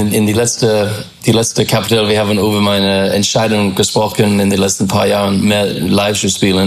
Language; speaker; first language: German; non-native, learner; English